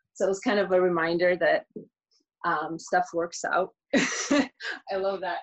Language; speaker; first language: English; early bilingual, other home language; Georgian